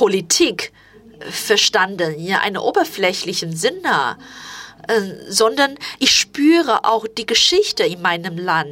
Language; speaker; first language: German; non-native, fluent; Chinese